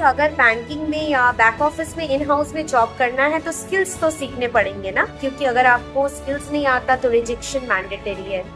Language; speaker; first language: Hindi; non-native, local second language; Bangla